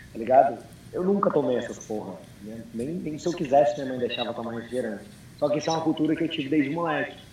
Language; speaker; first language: Portuguese; early bilingual, heritage; English